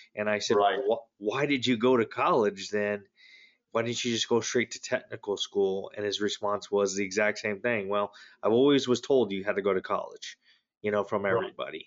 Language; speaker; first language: English; native; English